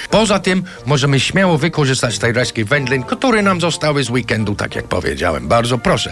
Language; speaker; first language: Polish; non-native, fluent; English